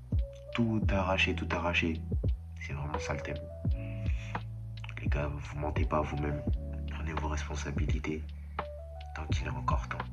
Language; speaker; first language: French; native; French